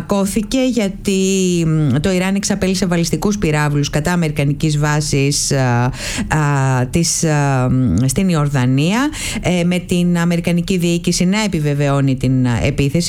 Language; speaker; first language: Greek; native; Greek